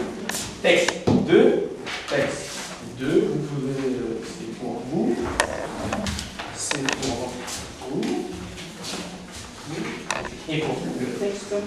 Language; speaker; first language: French; non-native, fluent; Russian